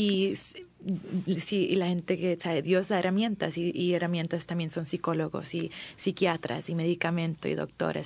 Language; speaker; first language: Spanish; early bilingual, heritage; English